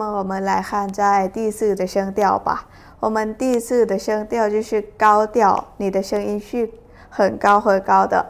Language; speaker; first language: Chinese; non-native, fluent; Thai